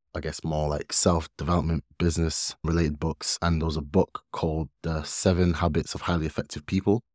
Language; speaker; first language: English; early bilingual, other home language; Yoruba